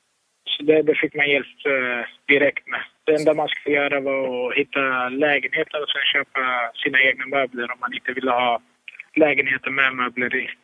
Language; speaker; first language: Swedish; early bilingual, other home language; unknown